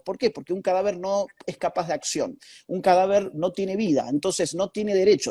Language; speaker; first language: Spanish; native; Spanish